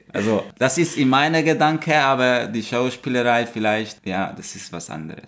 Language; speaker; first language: German; non-native, fluent; Hungarian